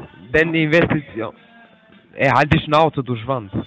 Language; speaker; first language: German; non-native, fluent; Turkish